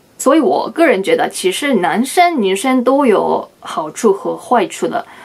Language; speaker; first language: Chinese; non-native, fluent; Japanese